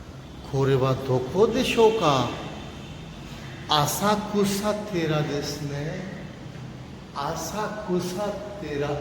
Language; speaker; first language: Japanese; non-native, fluent; Urdu